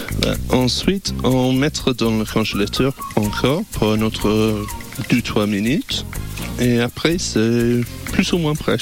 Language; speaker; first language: French; non-native, learner; English